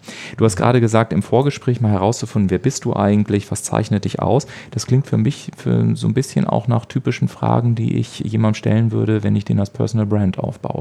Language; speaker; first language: German; native; German